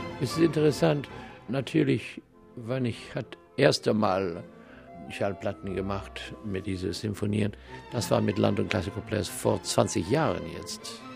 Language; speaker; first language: German; non-native, learner; English